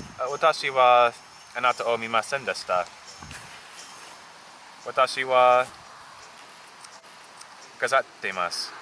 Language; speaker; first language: Japanese; non-native, learner; English